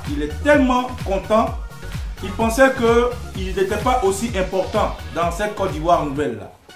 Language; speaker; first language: French; native; French